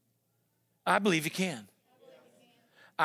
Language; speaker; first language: English; native; English